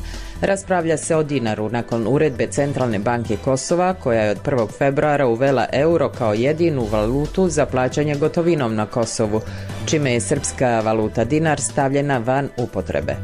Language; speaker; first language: Croatian; native; Croatian